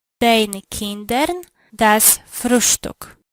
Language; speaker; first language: German; non-native, learner; Polish